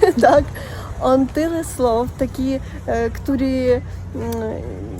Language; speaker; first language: Polish; non-native, learner; Russian